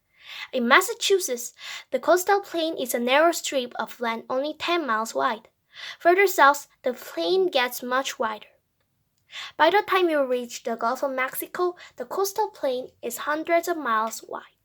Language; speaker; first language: English; non-native, fluent; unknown